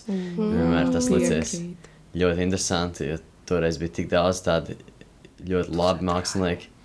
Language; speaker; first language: Latvian; native; Latvian